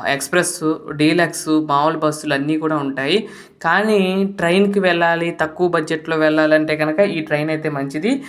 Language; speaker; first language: Telugu; native; Telugu